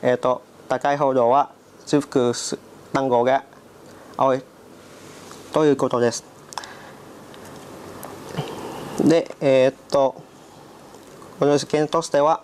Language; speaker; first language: Japanese; non-native, learner; Vietnamese